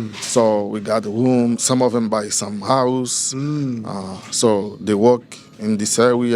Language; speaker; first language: English; non-native, learner; Haitian Creole